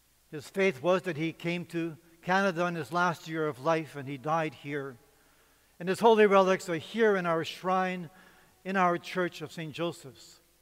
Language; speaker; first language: English; native; English